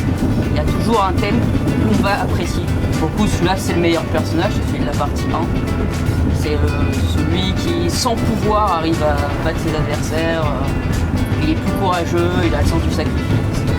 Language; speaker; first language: French; native; French